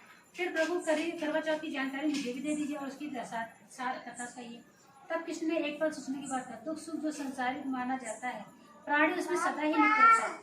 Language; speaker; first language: Hindi; native; Hindi